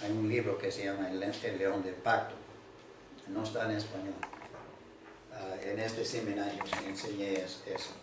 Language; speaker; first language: Spanish; non-native, fluent; English